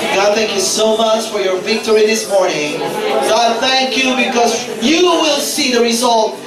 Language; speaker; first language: English; non-native, local second language; Filipino